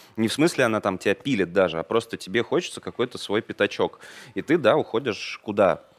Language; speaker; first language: Russian; native; Russian